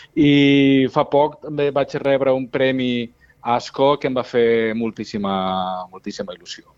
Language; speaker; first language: Catalan; non-native, local second language; Spanish